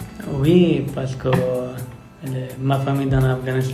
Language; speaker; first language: French; non-native, learner; Persian